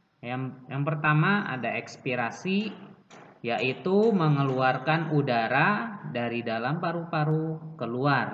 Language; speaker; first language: Indonesian; native; Indonesian